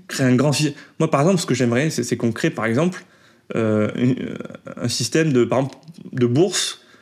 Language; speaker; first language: French; native; French